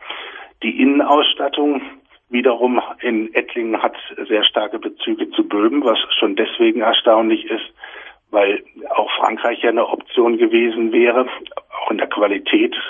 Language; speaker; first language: German; native; German